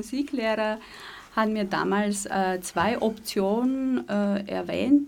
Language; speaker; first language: German; native; German